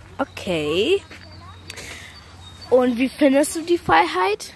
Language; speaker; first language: German; early bilingual, other home language; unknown